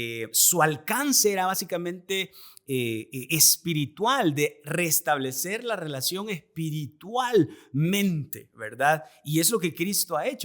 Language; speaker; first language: Spanish; native; Spanish